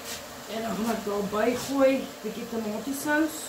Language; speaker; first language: Afrikaans; native; Afrikaans